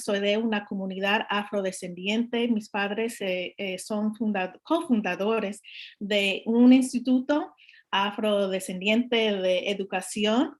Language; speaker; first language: Spanish; non-native, learner; English